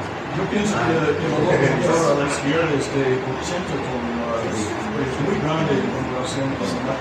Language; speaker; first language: Spanish; non-native, fluent; English